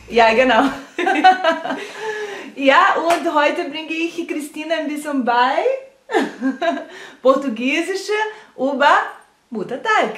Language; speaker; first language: German; non-native, learner; Portuguese